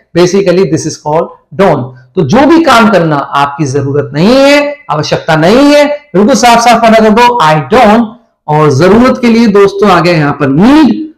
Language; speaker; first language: Hindi; native; Hindi